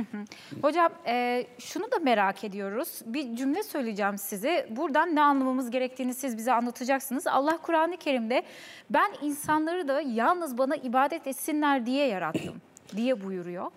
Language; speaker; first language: Turkish; native; Turkish